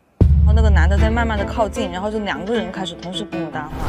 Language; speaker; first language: Chinese; native; Chinese